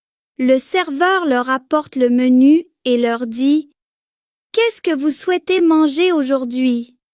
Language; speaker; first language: French; non-native, local second language; Arabic